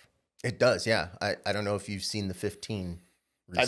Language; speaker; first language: English; native; English